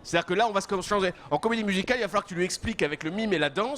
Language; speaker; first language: French; native; French